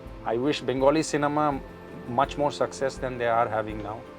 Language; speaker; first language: English; non-native, local second language; Bangla